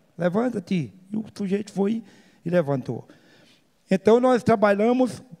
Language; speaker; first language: Portuguese; native; Portuguese